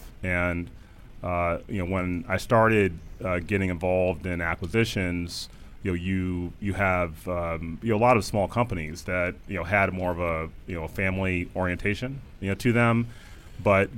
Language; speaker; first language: English; native; English